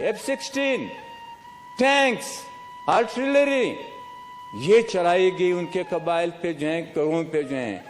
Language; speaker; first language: Urdu; non-native, local second language; Pashto